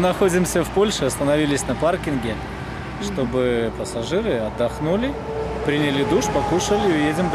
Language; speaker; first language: Russian; native; Russian